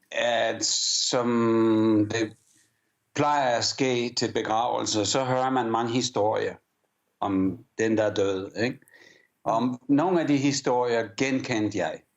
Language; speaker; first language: Danish; early bilingual, heritage; English